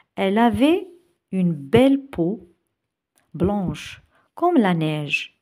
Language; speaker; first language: French; non-native, local second language; Arabic